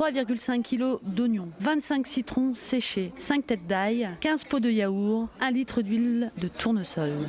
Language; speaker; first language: French; native; French